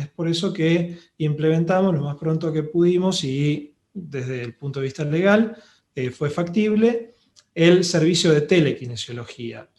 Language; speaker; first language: Spanish; native; Spanish